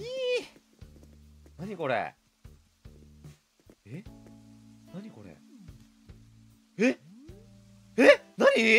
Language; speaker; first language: Japanese; native; Japanese